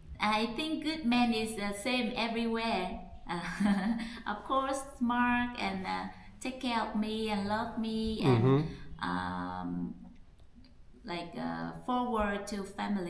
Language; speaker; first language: English; non-native, learner; Vietnamese